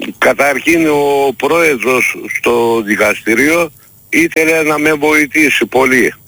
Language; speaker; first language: Greek; non-native, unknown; Turkish